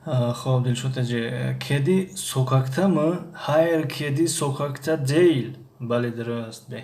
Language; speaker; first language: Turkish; non-native, fluent; Tajik